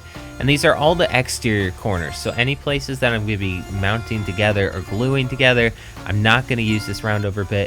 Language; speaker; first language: English; native; English